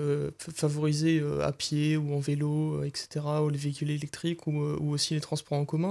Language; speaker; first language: French; native; French